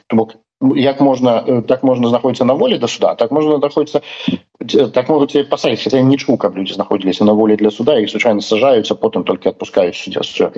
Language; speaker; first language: Belarusian; non-native, local second language; Russian